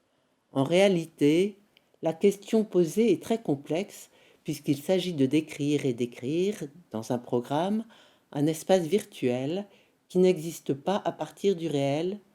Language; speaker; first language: French; native; French